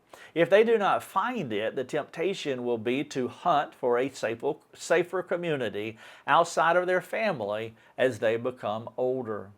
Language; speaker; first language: English; native; English